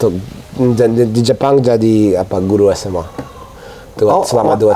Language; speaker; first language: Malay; non-native, fluent; English